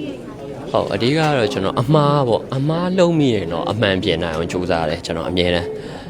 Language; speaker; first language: Burmese; native; Burmese